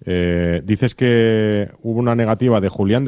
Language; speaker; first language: Spanish; native; Spanish